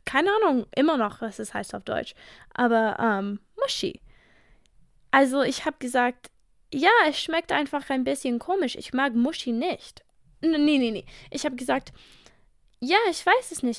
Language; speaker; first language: German; non-native, fluent; English